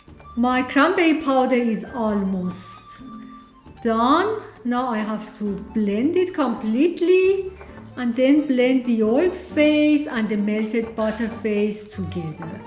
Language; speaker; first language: English; non-native, fluent; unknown